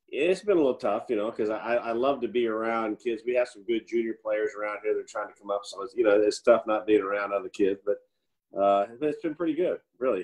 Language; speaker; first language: English; native; English